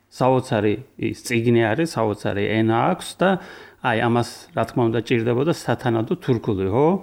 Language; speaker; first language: Georgian; early bilingual, heritage; Georgian